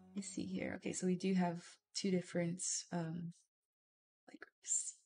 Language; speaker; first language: English; non-native, fluent; Portuguese